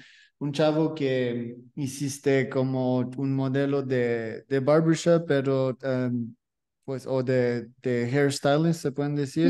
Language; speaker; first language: Spanish; non-native, learner; French